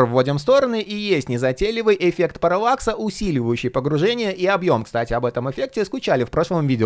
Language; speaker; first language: Russian; native; Russian